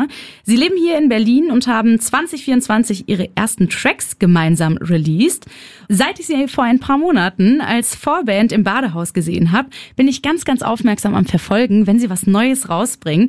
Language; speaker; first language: German; native; German